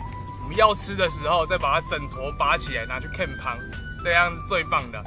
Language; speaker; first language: Chinese; native; Chinese